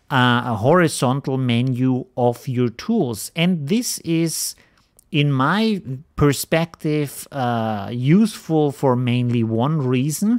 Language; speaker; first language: English; non-native, fluent; German